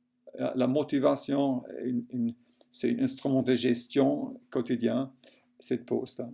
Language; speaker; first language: French; non-native, local second language; German